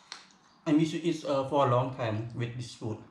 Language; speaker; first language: English; non-native, local second language; Khmer